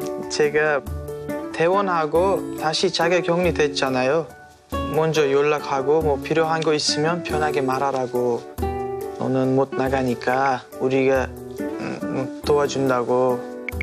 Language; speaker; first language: Korean; non-native, fluent; Uzbek